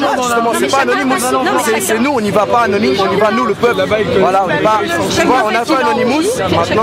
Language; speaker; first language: French; native; French